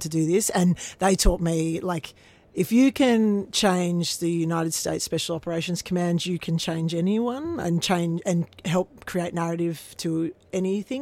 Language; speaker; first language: English; native; English